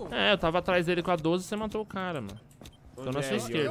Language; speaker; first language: Portuguese; native; Portuguese